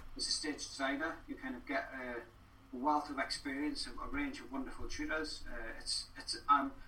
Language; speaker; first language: English; native; English